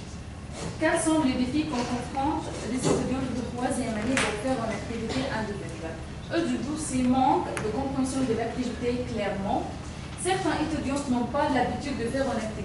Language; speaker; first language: French; non-native, fluent; Arabic